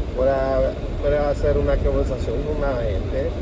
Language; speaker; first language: Spanish; non-native, learner; French